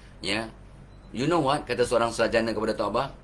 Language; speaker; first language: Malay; native; Malay